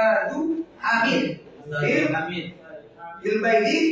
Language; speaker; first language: Indonesian; native; Indonesian